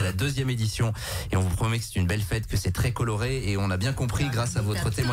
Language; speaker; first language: French; native; French